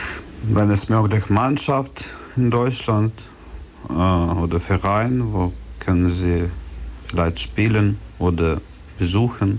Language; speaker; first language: German; non-native, learner; Ukrainian